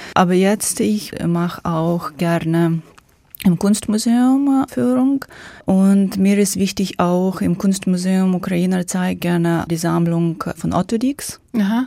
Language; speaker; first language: German; non-native, learner; Ukrainian